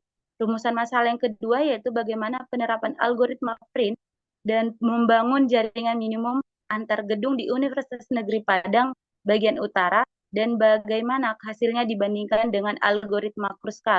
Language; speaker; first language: Indonesian; native; Indonesian